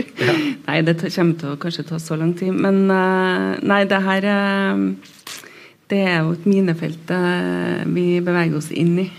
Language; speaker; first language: Norwegian; native; Norwegian